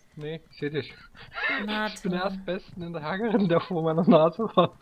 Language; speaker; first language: German; native; German